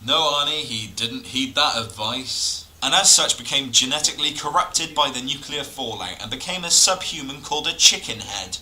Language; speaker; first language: English; native; English